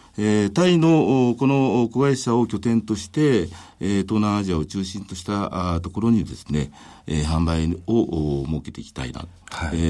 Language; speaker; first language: Japanese; native; Japanese